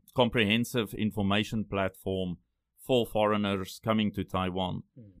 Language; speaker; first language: English; non-native, local second language; Afrikaans